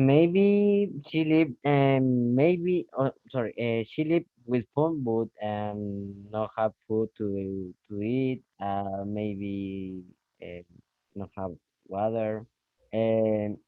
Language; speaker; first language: English; non-native, learner; Spanish